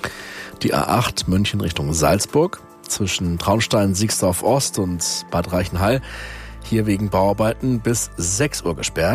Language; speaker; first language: German; native; German